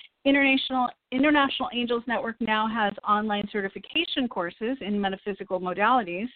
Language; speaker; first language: English; native; English